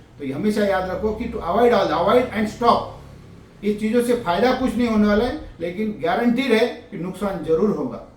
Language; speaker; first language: Hindi; non-native, local second language; Marathi